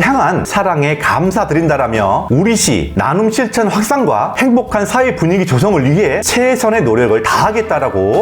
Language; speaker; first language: Korean; native; Korean